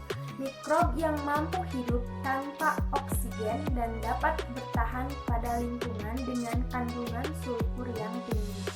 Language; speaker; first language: Indonesian; native; Indonesian